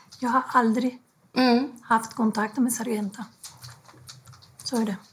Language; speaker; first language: Swedish; non-native, fluent; Spanish